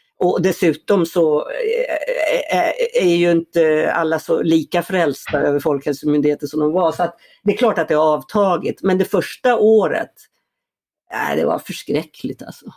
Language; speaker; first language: Swedish; native; Swedish